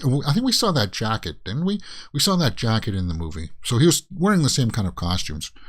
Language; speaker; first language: English; native; English